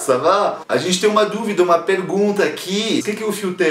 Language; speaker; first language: Portuguese; non-native, fluent; French